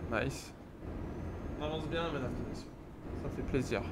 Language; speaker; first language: French; native; French